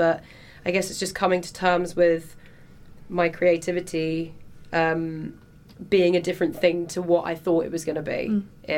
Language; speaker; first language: English; native; English